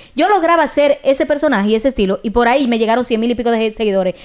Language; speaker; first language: Spanish; native; Spanish